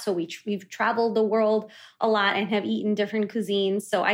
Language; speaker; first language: English; early bilingual, other home language; Kannada